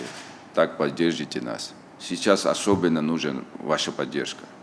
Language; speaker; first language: Russian; non-native, local second language; Tajik